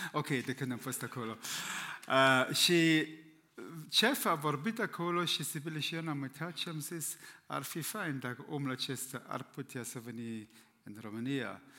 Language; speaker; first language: Romanian; non-native, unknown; German